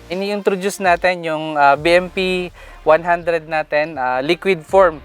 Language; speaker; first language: Filipino; non-native, local second language; Cebuano